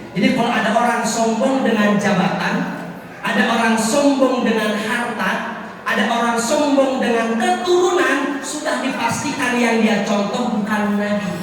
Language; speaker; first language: Indonesian; non-native, local second language; Sundanese